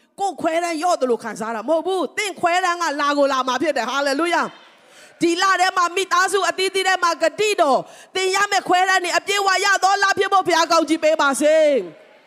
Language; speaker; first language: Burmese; non-native, local second language; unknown